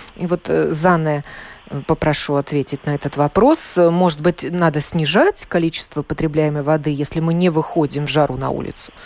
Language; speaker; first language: Russian; native; Russian